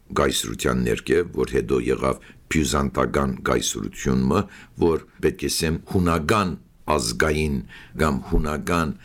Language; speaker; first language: Armenian; early bilingual, heritage; Armenian